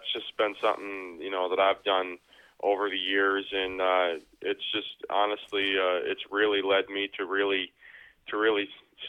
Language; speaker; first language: English; native; English